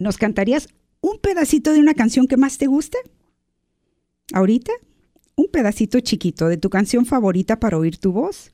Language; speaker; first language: Spanish; native; Spanish